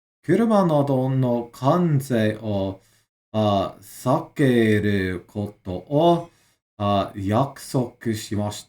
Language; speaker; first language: Japanese; non-native, learner; English